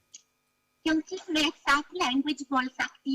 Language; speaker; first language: Hindi; non-native, learner; Italian